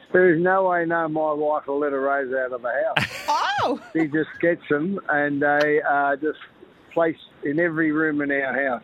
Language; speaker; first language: English; native; English